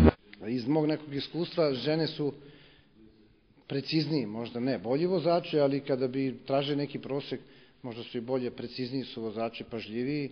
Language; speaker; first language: Bosnian; native; Bosnian